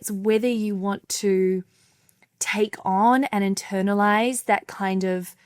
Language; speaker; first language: English; native; English